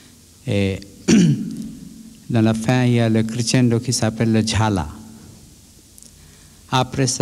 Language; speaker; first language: French; non-native, fluent; Bangla